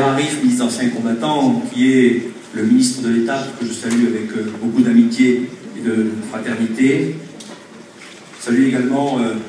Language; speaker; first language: French; native; French